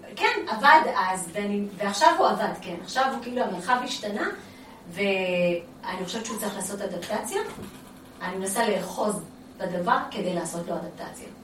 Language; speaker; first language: Hebrew; early bilingual, other home language; Amharic